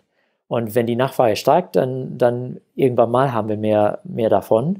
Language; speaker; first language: German; non-native, fluent; English